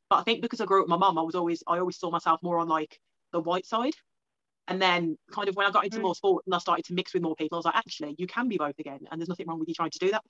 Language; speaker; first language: English; native; English